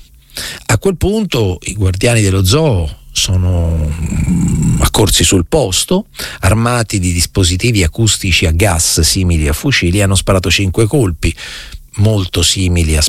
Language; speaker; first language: Italian; native; Italian